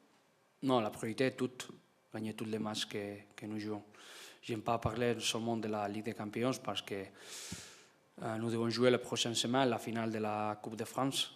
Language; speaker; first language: French; non-native, learner; Spanish